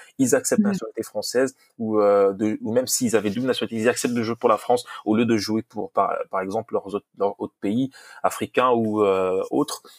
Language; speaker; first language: French; non-native, local second language; Lingala